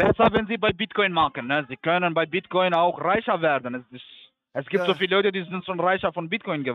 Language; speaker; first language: German; non-native, fluent; Albanian